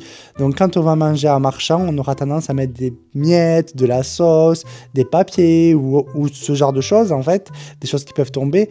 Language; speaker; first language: French; native; French